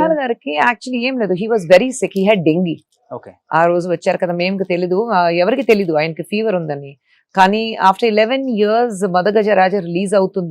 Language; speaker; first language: Telugu; non-native, fluent; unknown